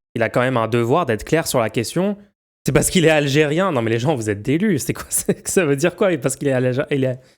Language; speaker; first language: French; native; French